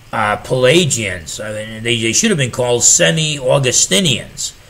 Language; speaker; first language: English; native; English